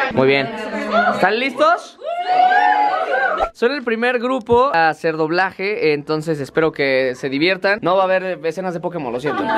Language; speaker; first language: Spanish; native; Spanish